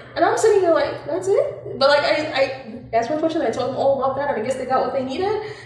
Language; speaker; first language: English; non-native, local second language; Bemba